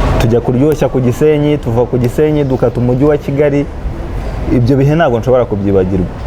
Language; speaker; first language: Kinyarwanda; early bilingual, heritage; Kinyarwanda